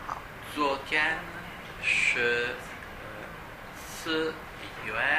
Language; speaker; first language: Chinese; non-native, learner; Italian